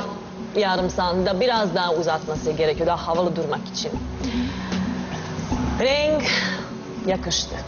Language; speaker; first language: Turkish; non-native, learner; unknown